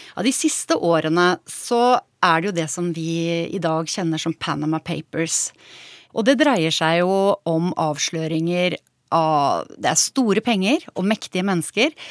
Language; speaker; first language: Norwegian; native; Norwegian